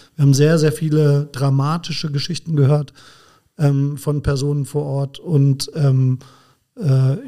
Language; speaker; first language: German; native; German